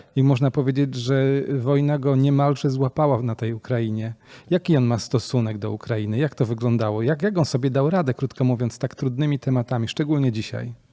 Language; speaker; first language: Polish; native; Polish